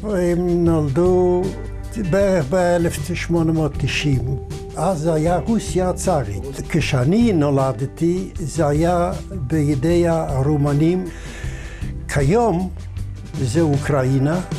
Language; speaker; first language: Hebrew; non-native, fluent; Yiddish